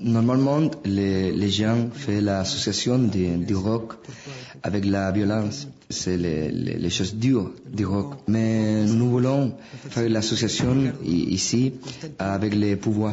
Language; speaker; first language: French; non-native, fluent; Spanish